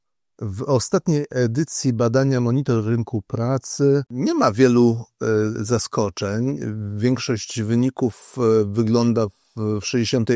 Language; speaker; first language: Polish; native; Polish